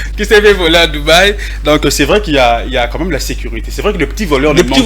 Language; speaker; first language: French; non-native, local second language; Lingala